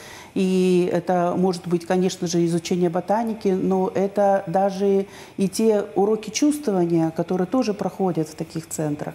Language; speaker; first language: Russian; native; Russian